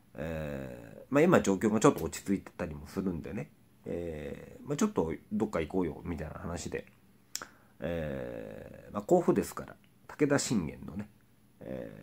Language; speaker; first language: Japanese; native; Japanese